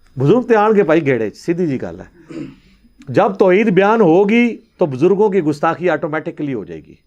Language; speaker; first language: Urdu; non-native, local second language; Punjabi